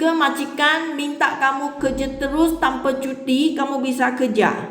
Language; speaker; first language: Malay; non-native, local second language; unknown